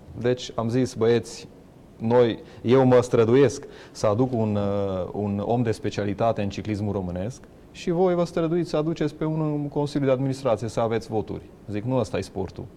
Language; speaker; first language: Romanian; non-native, local second language; Hungarian